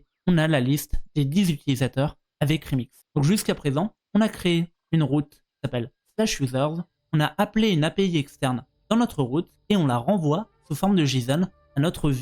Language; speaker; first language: French; native; French